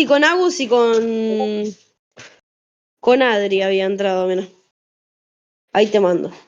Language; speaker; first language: Spanish; native; Spanish